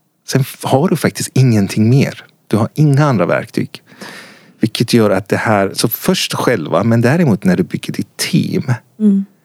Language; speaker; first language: Swedish; non-native, fluent; Persian